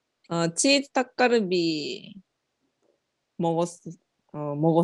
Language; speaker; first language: Korean; non-native, learner; Japanese